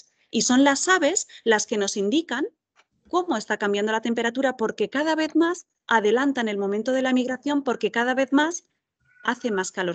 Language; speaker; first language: Spanish; native; Spanish